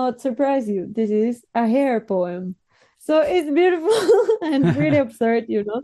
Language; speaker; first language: English; non-native, fluent; Spanish